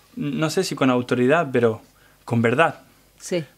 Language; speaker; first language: Spanish; native; Spanish